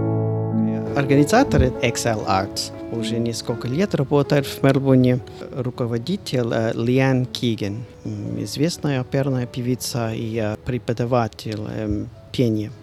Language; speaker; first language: Russian; non-native, fluent; English